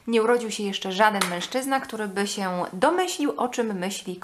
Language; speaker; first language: Polish; native; Polish